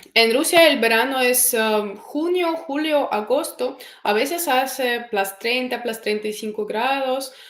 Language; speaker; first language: Spanish; non-native, fluent; Russian